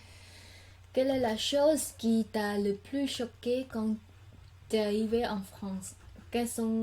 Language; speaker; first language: French; non-native, learner; Khmer